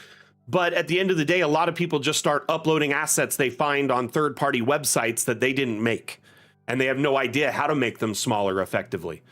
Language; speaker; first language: English; native; English